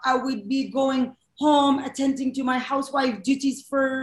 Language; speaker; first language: English; non-native, fluent; Arabic